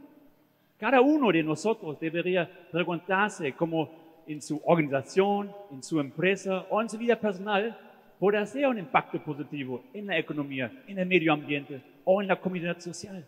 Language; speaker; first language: Spanish; non-native, fluent; German